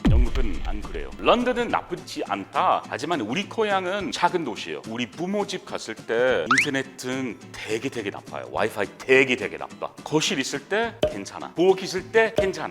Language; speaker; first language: Korean; non-native, learner; English